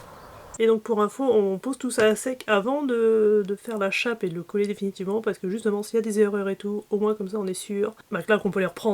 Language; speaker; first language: French; native; French